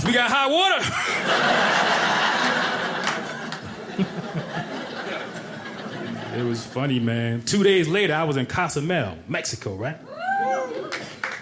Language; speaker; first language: English; native; English